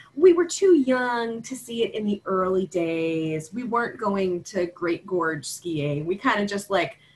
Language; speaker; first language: English; native; English